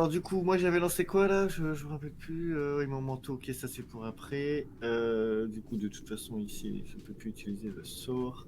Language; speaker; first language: French; native; French